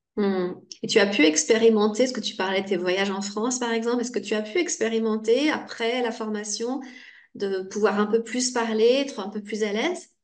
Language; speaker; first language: French; native; French